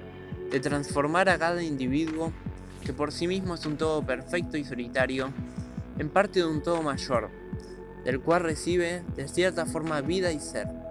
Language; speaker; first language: Spanish; native; Spanish